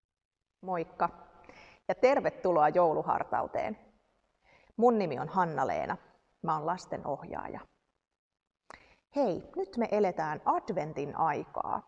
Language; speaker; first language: Finnish; native; Finnish